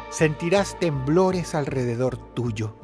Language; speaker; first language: Spanish; native; Spanish